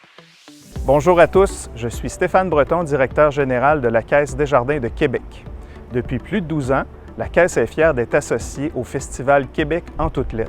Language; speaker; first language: French; native; French